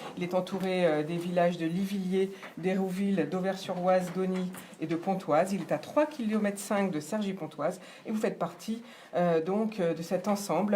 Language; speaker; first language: French; native; French